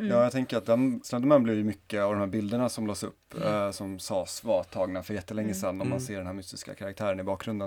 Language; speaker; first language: Swedish; native; Swedish